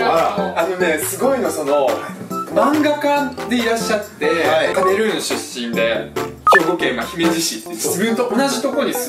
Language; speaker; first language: Japanese; early bilingual, other home language; Russian